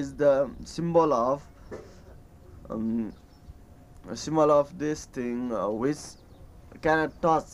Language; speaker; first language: English; non-native, learner; Newari